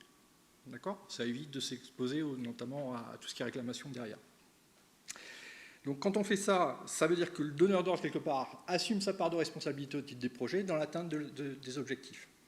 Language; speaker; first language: French; native; French